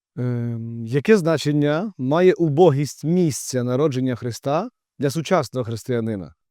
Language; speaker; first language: Ukrainian; native; Ukrainian